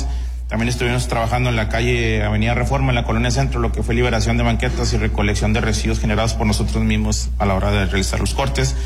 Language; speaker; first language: Spanish; native; Spanish